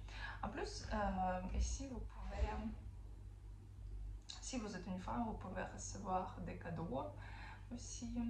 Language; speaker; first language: French; non-native, fluent; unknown